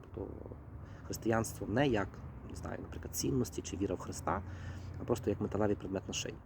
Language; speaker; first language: Ukrainian; native; Ukrainian